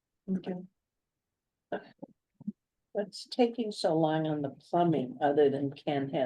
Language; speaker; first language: English; native; English